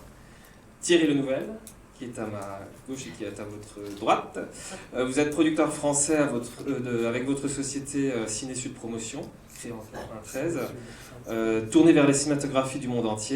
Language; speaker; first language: French; native; French